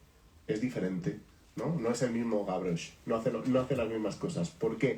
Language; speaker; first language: Spanish; native; Spanish